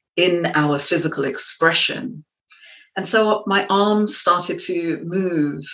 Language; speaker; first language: English; native; English